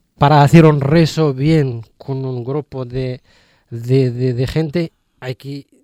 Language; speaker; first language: Spanish; non-native, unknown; Riffian